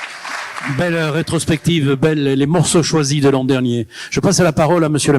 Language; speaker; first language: French; native; French